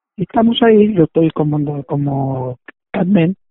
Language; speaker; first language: Spanish; native; Spanish